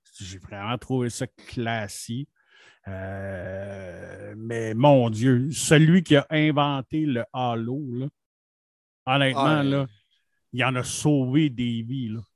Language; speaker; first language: French; native; French